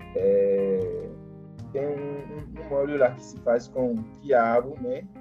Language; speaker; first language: Portuguese; non-native, fluent; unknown